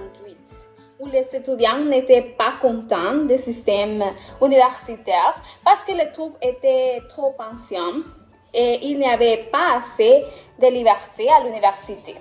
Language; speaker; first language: French; non-native, learner; Spanish